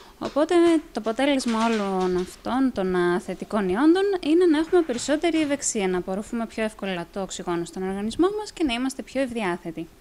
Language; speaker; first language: Greek; native; Greek